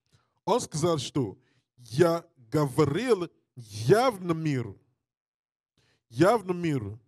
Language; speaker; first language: Russian; non-native, learner; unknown